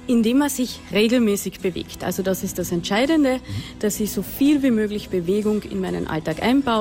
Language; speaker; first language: German; native; German